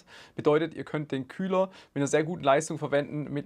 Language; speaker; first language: German; native; German